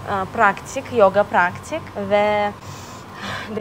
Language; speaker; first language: Turkish; non-native, learner; Russian